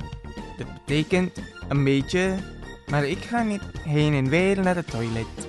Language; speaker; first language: Dutch; non-native, fluent; Indonesian